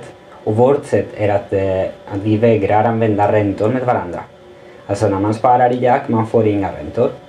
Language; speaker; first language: Swedish; non-native, fluent; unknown